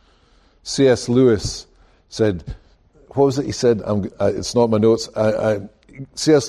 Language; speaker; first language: English; native; English